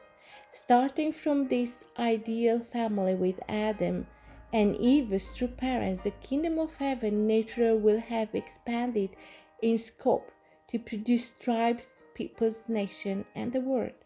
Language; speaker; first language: English; non-native, fluent; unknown